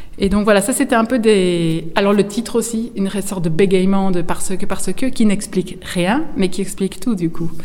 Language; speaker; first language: French; native; French